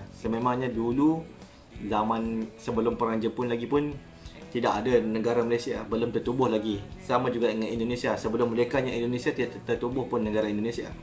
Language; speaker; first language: Malay; native; Malay